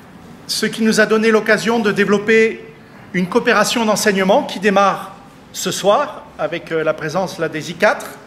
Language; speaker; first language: French; native; French